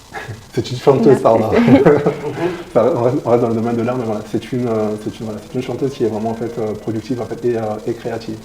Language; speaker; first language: French; native; French